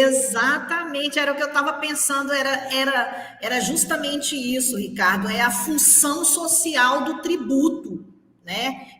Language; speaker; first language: Portuguese; native; Portuguese